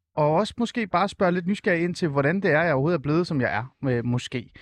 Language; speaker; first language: Danish; native; Danish